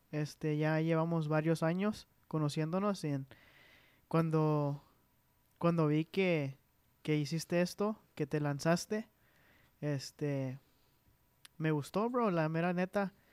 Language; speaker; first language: Spanish; early bilingual, heritage; Spanish